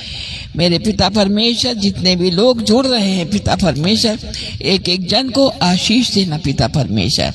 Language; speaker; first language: Hindi; native; Hindi